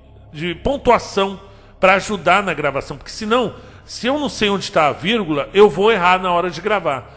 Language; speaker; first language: Portuguese; native; Portuguese